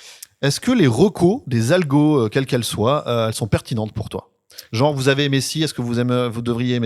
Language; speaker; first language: French; native; French